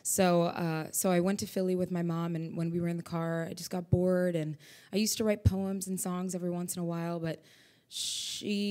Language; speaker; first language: English; native; English